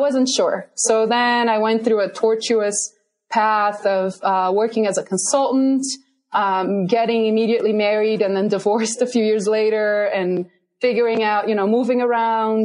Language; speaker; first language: English; non-native, fluent; Portuguese